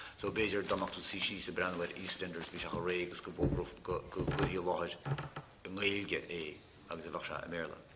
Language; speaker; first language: Irish; native; Irish